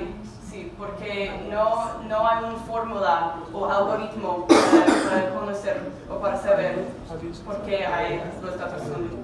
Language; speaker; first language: Spanish; non-native, learner; English